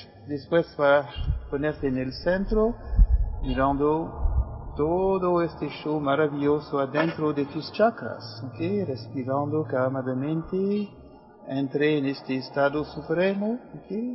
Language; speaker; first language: Spanish; non-native, fluent; French